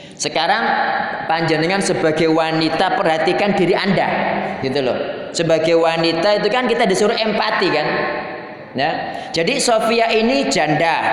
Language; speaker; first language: Indonesian; non-native, local second language; Javanese